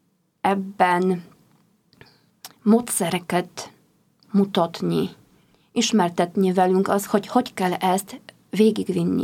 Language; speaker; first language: Hungarian; non-native, fluent; Polish